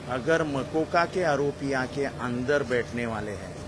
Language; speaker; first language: Hindi; non-native, local second language; Marathi